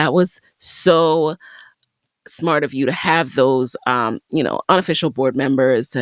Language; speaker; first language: English; native; English